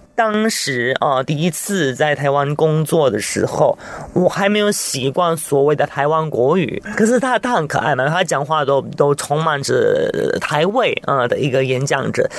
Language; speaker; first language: Chinese; non-native, fluent; Italian